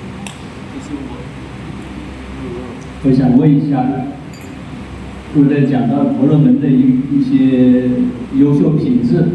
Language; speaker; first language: Chinese; native; Chinese